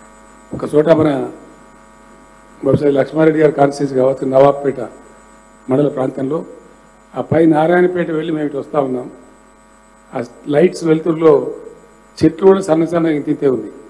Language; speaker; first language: Telugu; native; Telugu